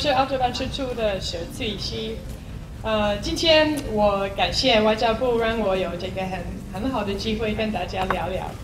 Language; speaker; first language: Chinese; non-native, fluent; English